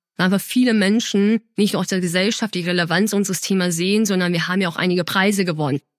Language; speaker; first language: German; early bilingual, other home language; Chinese